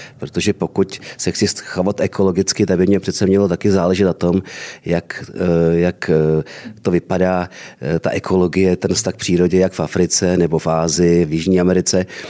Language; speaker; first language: Czech; native; Czech